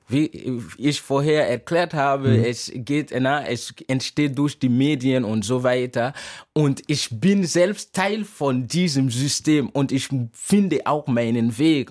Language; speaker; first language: German; non-native, fluent; Mossi